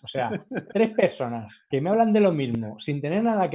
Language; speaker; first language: Spanish; native; Spanish